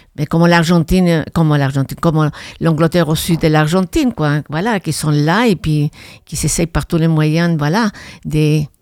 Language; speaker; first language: French; non-native, fluent; Spanish